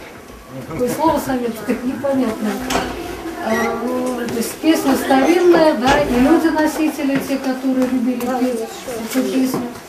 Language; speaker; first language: Russian; native; Russian